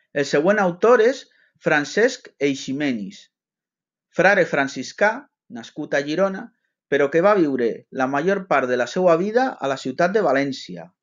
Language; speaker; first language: Catalan; non-native, local second language; Spanish